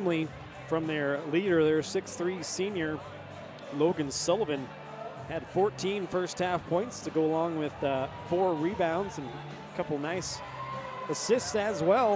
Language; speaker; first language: English; native; English